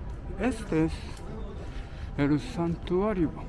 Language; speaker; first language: Spanish; non-native, learner; Japanese